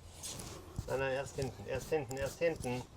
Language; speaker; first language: German; native; German